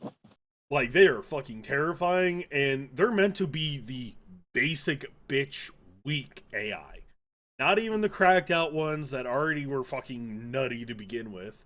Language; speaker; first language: English; native; English